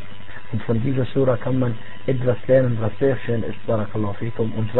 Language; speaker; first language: German; non-native, fluent; Arabic